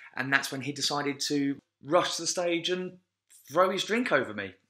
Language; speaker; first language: English; native; English